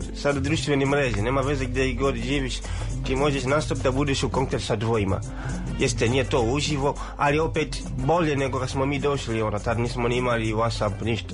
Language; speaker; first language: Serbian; non-native, fluent; Swahili